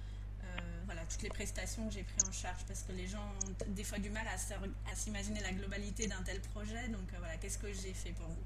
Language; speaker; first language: French; native; French